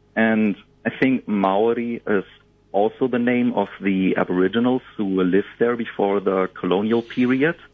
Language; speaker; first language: English; non-native, fluent; German